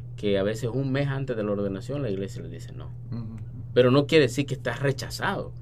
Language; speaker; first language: Spanish; native; Spanish